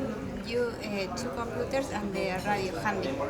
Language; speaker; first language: English; non-native, learner; Spanish